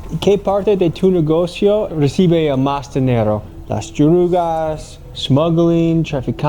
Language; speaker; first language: Spanish; non-native, learner; English